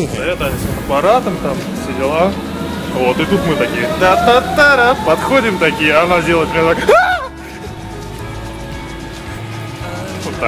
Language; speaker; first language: Russian; native; Russian